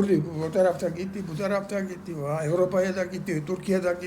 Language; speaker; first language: Turkish; non-native, learner; Georgian